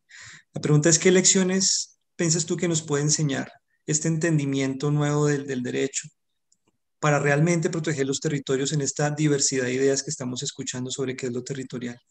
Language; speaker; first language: Spanish; native; Spanish